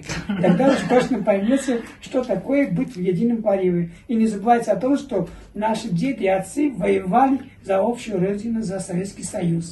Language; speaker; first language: Russian; native; Russian